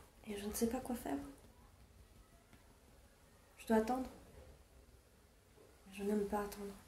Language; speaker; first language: French; non-native, fluent; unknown